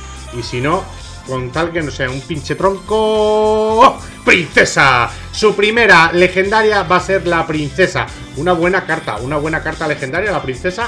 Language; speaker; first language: Spanish; native; Spanish